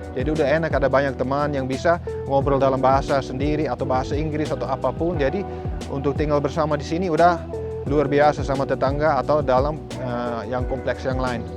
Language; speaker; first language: Indonesian; non-native, fluent; Dutch